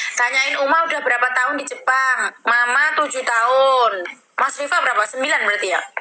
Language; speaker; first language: Indonesian; non-native, local second language; Javanese